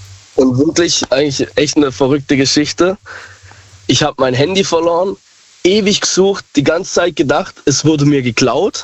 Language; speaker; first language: German; native; German